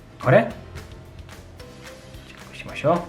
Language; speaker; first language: Japanese; non-native, fluent; Polish